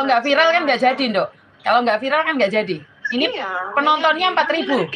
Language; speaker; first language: Indonesian; native; Indonesian